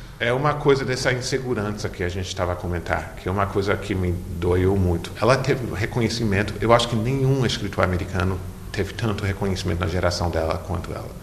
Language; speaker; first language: Portuguese; non-native, fluent; English